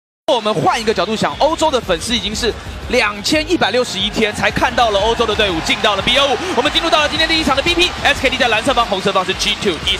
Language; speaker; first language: Chinese; native; Chinese